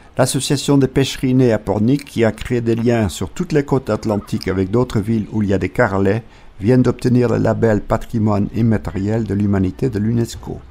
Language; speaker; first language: French; native; French